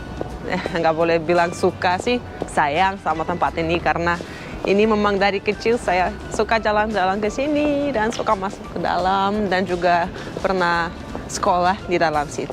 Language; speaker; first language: Indonesian; non-native, fluent; Russian